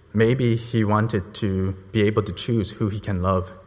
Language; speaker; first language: English; non-native, local second language; Cantonese